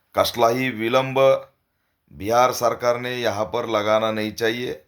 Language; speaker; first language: Hindi; non-native, local second language; Marathi